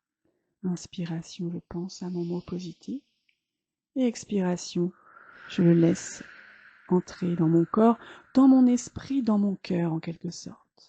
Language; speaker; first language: French; native; French